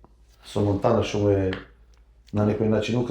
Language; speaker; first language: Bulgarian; non-native, learner; Macedonian